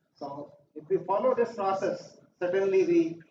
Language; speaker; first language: English; non-native, local second language; Hindi